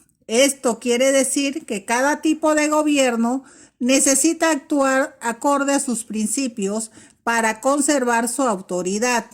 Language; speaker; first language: Spanish; native; Spanish